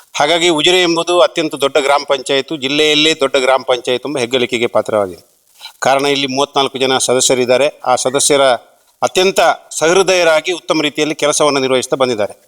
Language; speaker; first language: Kannada; native; Kannada